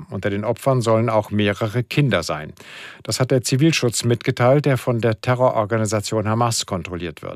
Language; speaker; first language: German; native; German